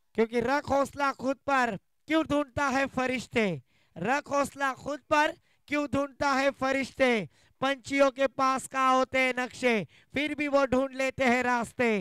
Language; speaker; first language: Hindi; non-native, local second language; Marathi